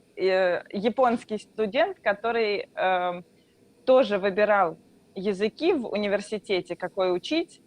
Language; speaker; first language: Russian; native; Russian